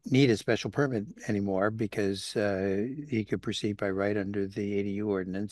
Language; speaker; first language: English; native; English